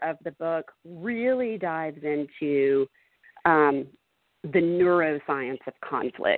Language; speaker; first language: English; native; English